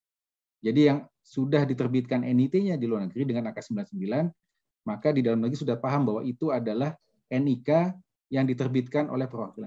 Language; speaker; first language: Indonesian; native; Indonesian